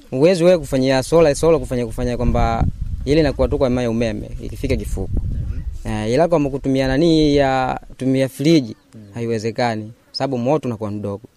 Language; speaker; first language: Swahili; non-native, local second language; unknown